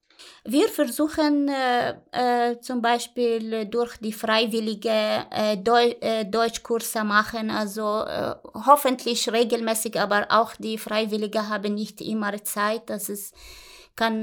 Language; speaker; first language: German; non-native, learner; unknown